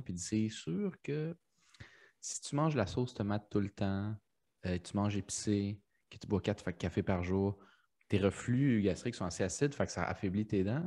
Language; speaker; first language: French; early bilingual, other home language; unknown